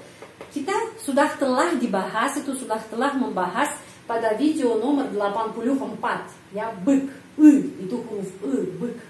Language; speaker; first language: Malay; non-native, fluent; Russian